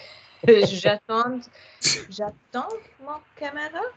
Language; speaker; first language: French; non-native, learner; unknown